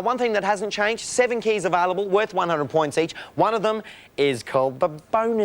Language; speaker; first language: English; native; English